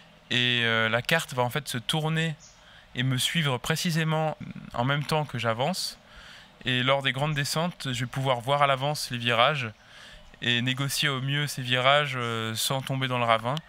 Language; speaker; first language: French; native; French